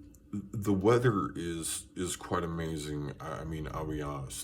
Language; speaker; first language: English; native; English